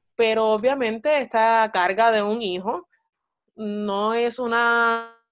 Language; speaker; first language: Spanish; native; Spanish